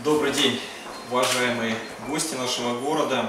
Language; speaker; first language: Russian; native; Russian